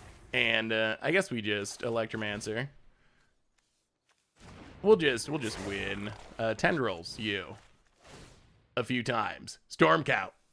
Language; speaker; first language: English; native; English